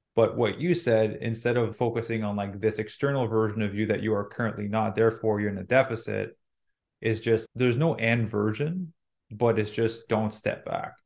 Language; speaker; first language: English; non-native, fluent; French